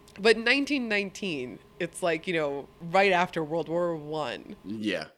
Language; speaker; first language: English; early bilingual, other home language; Italian